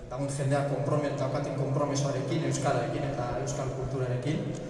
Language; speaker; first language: Basque; non-native, local second language; Spanish